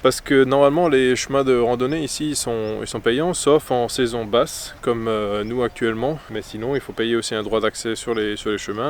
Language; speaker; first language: French; native; French